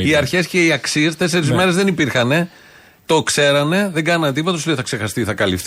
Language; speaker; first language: Greek; native; Greek